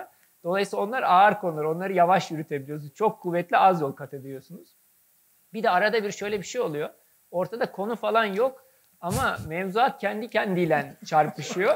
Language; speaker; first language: Turkish; native; Turkish